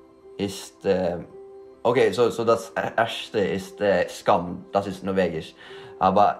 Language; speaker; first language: German; non-native, learner; Norwegian